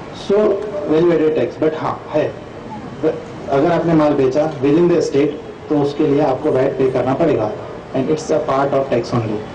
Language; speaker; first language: Hindi; non-native, local second language; Sindhi